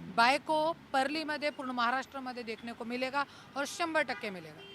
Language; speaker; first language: Hindi; non-native, local second language; Marathi